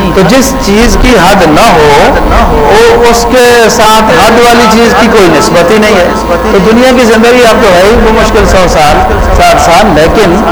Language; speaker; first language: Urdu; native; Urdu